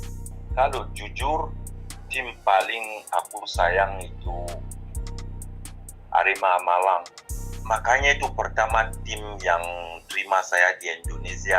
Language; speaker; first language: Indonesian; non-native, fluent; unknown